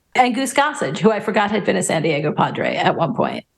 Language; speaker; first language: English; native; English